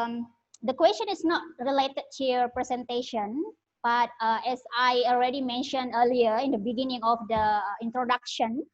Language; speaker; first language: English; non-native, learner; Indonesian